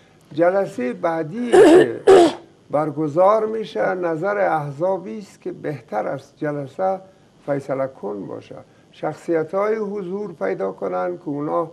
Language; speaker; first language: Persian; native; Persian